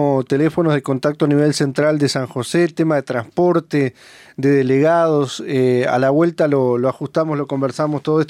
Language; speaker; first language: Spanish; native; Spanish